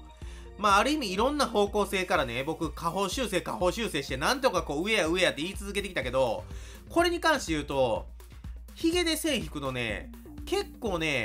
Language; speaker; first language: Japanese; native; Japanese